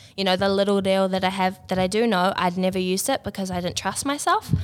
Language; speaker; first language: English; native; English